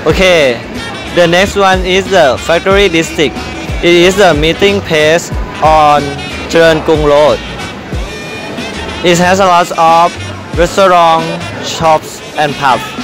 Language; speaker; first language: English; non-native, learner; Thai